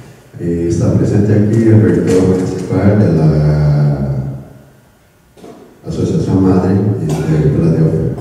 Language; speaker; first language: Spanish; non-native, learner; Korean